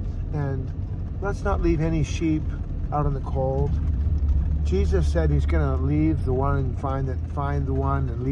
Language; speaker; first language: English; native; English